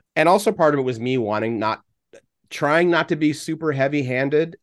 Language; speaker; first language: English; native; English